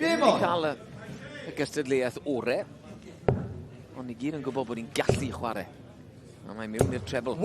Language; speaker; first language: Welsh; native; Welsh